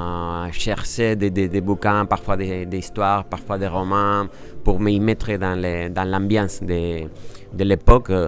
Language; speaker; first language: French; non-native, fluent; Spanish